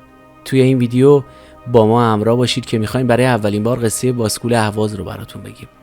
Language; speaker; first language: Persian; native; Persian